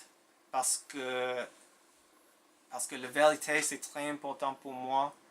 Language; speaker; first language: French; non-native, local second language; English